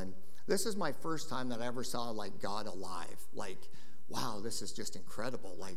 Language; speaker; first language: English; native; English